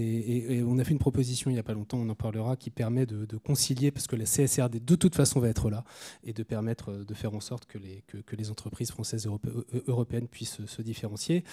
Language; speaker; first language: French; native; French